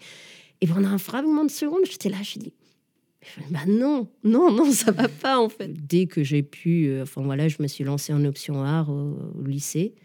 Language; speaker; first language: French; early bilingual, other home language; Danish